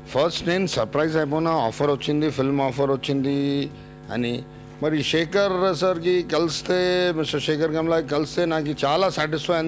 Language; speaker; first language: Telugu; non-native, local second language; Urdu